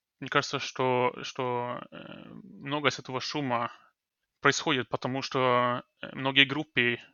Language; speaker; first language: Russian; non-native, fluent; Norwegian